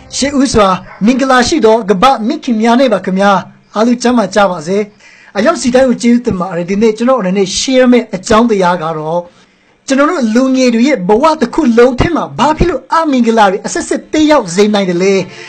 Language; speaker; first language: Burmese; non-native, local second language; Hakha Chin